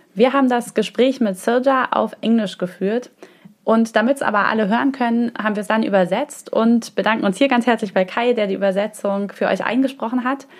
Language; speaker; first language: German; native; German